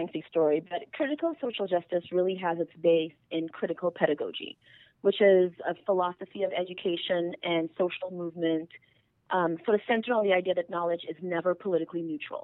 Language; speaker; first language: English; native; English